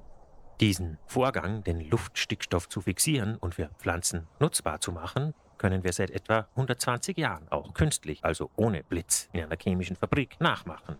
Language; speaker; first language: German; native; German